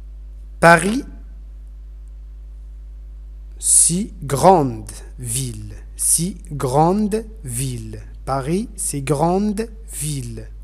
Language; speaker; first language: French; non-native, fluent; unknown